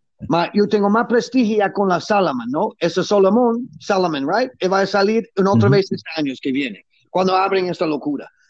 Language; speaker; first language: Spanish; non-native, learner; English